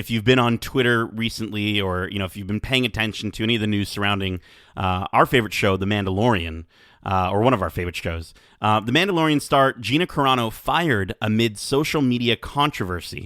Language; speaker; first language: English; native; English